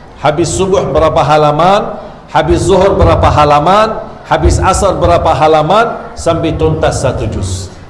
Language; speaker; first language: Malay; non-native, fluent; Arabic